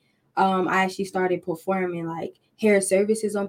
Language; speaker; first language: English; native; English